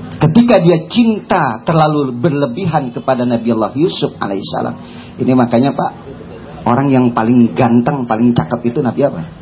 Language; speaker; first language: Indonesian; native; Indonesian